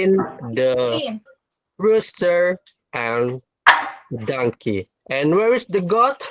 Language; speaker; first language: English; non-native, fluent; Indonesian